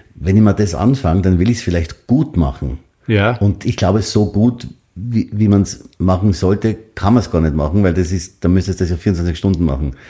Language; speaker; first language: German; native; German